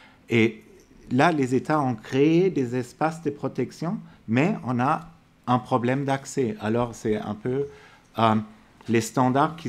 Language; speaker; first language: French; non-native, fluent; German